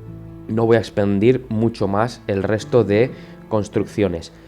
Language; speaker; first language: Spanish; native; Spanish